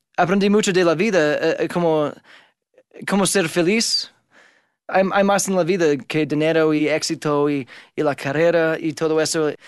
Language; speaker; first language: Spanish; non-native, fluent; English